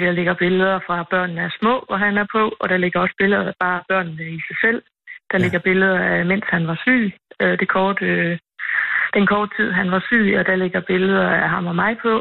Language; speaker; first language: Danish; native; Danish